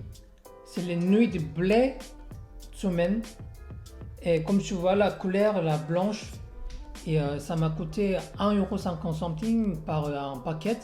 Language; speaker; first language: French; non-native, learner; Korean